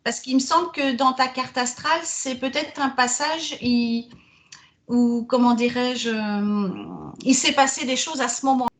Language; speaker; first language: French; native; French